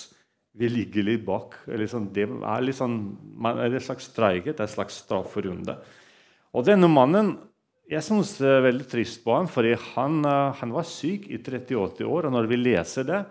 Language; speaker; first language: Norwegian; non-native, fluent; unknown